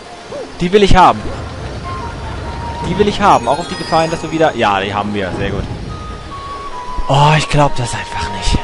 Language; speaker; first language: German; native; German